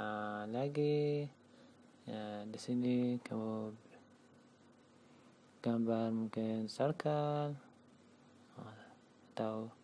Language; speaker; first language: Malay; non-native, learner; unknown